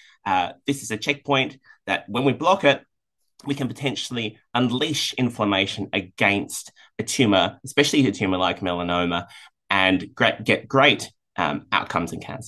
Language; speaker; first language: English; native; English